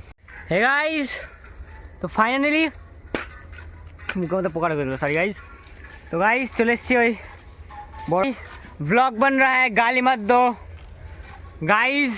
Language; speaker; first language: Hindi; non-native, local second language; Bangla